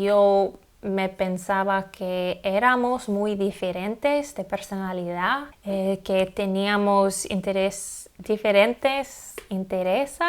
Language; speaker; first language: Spanish; non-native, fluent; English